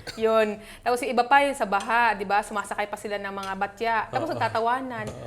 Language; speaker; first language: Filipino; non-native, local second language; Cebuano